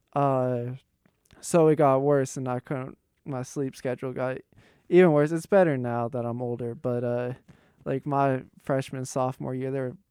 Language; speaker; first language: English; native; English